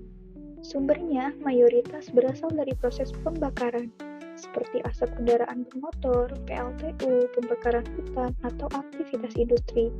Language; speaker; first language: Indonesian; native; Indonesian